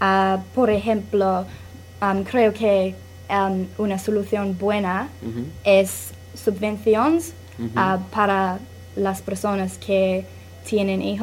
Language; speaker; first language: Spanish; non-native, learner; English